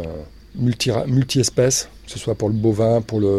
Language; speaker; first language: French; native; French